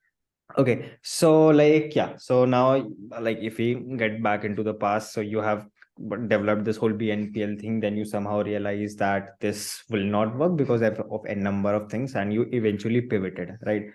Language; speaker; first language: English; non-native, local second language; Hindi